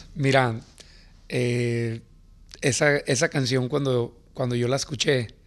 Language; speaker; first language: Spanish; early bilingual, heritage; Spanish